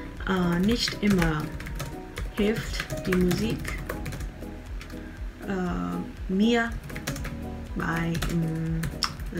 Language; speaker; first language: German; non-native, fluent; Vietnamese